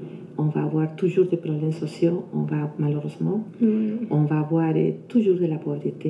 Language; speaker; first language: French; non-native, fluent; Spanish